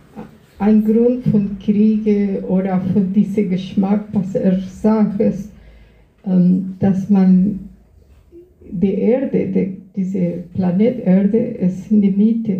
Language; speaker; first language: German; non-native, learner; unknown